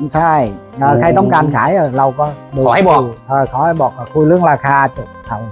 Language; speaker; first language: Thai; non-native, learner; Vietnamese